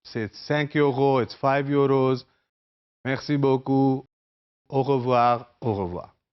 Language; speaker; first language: French; non-native, fluent; Urdu